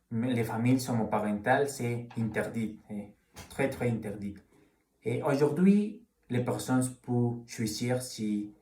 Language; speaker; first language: French; non-native, learner; Spanish